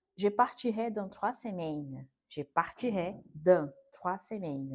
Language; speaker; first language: French; non-native, fluent; Portuguese